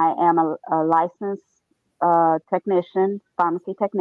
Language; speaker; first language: English; native; English